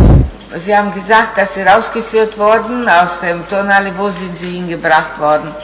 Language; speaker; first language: German; non-native, fluent; Italian